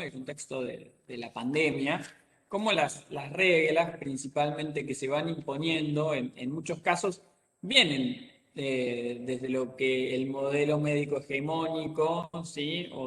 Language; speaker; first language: Spanish; native; Spanish